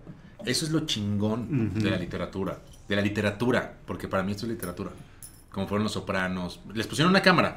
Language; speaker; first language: Spanish; native; Spanish